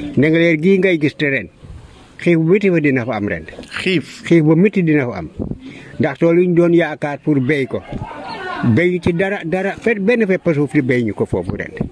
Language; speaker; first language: Wolof; non-native, local second language; Serer